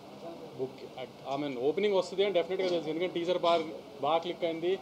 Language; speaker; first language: Telugu; native; Telugu